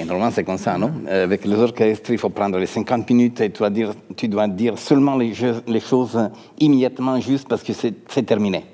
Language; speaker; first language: French; non-native, fluent; Italian